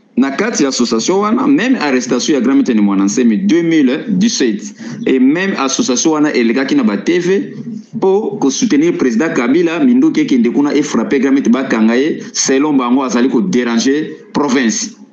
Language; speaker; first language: Lingala; non-native, local second language; Kongo